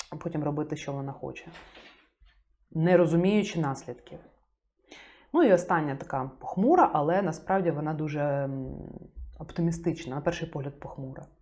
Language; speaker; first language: Ukrainian; native; Ukrainian